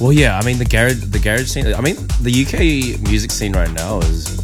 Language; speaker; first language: English; native; English